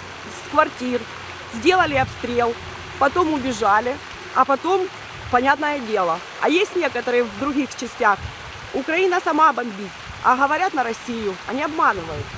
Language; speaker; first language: Russian; native; Russian